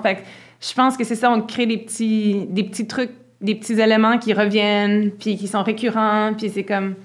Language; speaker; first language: French; native; French